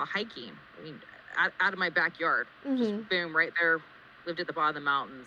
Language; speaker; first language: English; native; English